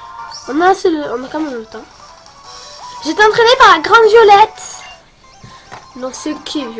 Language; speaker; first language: French; native; French